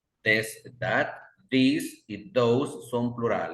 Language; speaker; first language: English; non-native, fluent; Spanish